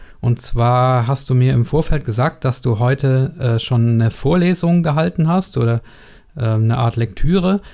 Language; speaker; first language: German; native; German